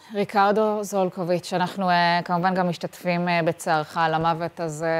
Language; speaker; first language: Hebrew; native; Hebrew